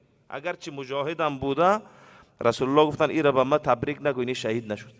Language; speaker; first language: Persian; native; Persian